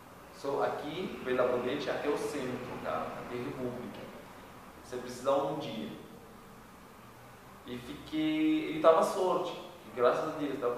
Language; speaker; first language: Portuguese; non-native, learner; Arabic